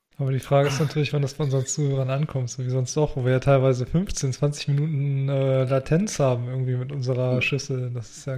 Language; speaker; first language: German; native; German